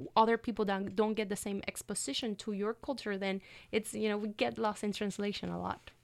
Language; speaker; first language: English; non-native, fluent; Spanish